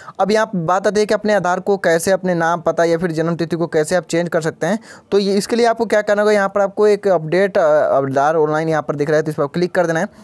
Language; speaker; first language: Hindi; native; Hindi